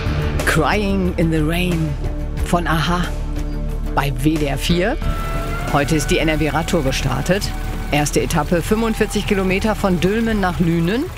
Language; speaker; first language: German; native; German